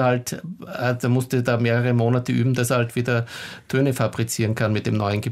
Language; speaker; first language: German; native; German